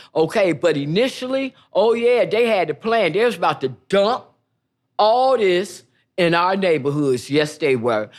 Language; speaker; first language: English; native; English